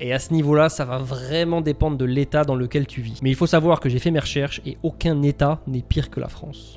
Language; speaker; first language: French; native; French